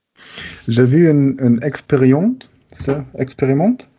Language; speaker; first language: French; non-native, learner; German